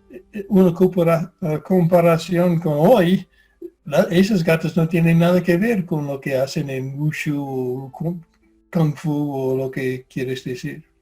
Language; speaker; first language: Spanish; non-native, fluent; English